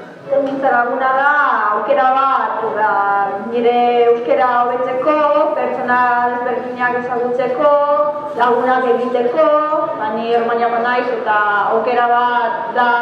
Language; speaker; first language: Basque; non-native, learner; German